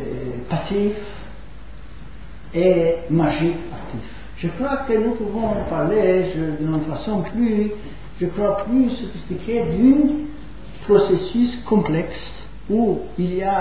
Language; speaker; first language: French; non-native, fluent; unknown